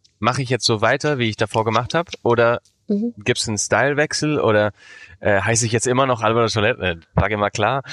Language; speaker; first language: German; early bilingual, heritage; Spanish